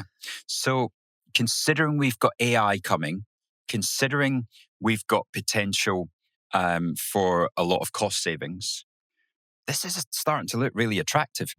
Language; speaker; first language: English; native; English